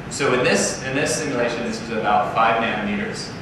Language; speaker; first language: English; native; English